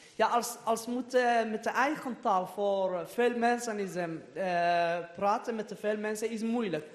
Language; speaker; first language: Dutch; non-native, learner; Persian